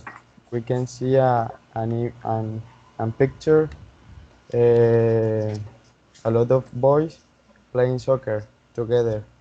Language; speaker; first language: English; non-native, learner; Spanish